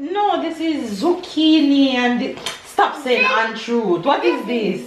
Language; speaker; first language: English; native; English